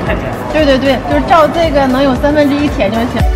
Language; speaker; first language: Chinese; native; Chinese